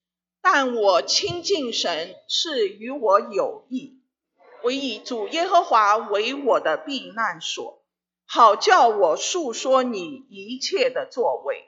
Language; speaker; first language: Chinese; native; Chinese